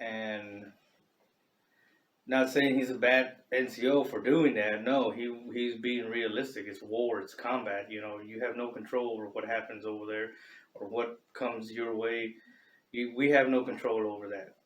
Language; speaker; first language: English; native; English